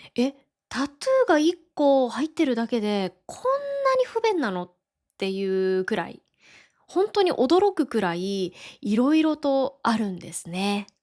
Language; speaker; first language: Japanese; native; Japanese